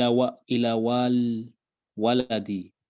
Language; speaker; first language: Arabic; non-native, learner; English